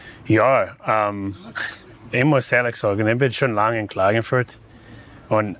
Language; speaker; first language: German; non-native, fluent; English